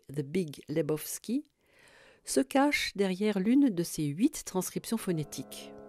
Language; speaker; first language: French; native; French